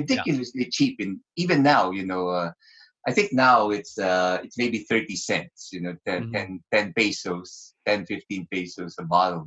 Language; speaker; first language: English; non-native, local second language; Filipino